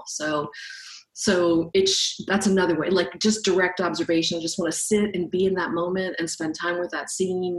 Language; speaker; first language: English; native; English